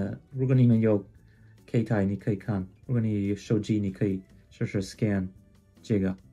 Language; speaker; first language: Chinese; non-native, fluent; English